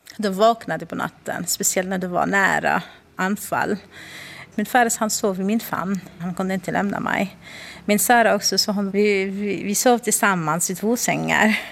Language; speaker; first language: Swedish; non-native, fluent; Arabic